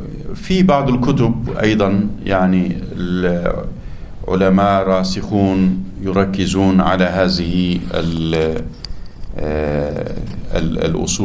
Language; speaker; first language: Arabic; non-native, fluent; Turkish